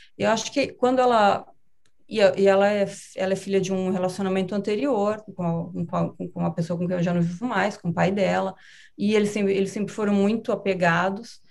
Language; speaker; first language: Portuguese; native; Portuguese